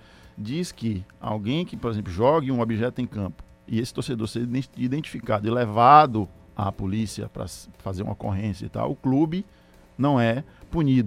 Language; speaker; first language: Portuguese; native; Portuguese